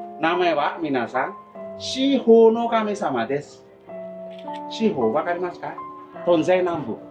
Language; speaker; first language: Japanese; non-native, learner; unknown